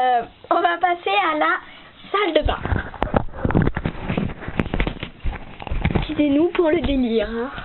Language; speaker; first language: French; native; French